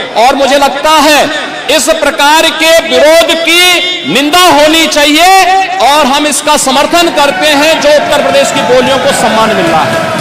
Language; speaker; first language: Hindi; native; Hindi